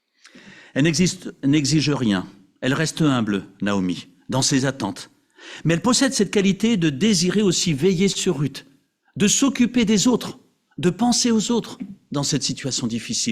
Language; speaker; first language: French; native; French